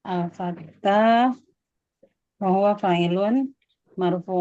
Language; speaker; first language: Arabic; non-native, learner; Indonesian